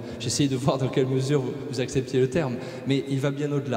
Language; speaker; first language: French; native; French